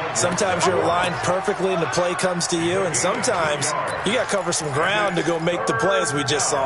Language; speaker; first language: English; native; English